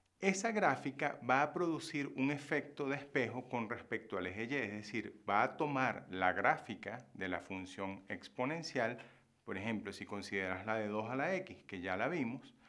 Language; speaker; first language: Spanish; native; Spanish